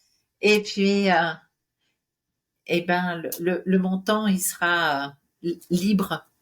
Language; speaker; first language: French; native; French